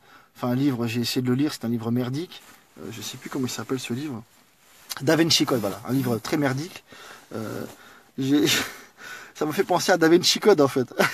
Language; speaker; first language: French; native; French